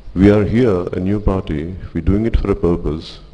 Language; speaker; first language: English; non-native, local second language; Telugu